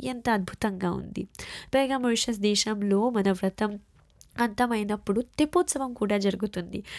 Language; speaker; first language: Telugu; early bilingual, heritage; Telugu